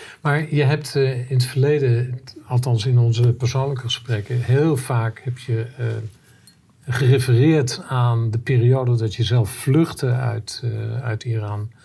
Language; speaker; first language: Dutch; native; Dutch